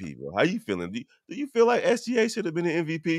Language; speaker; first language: English; native; English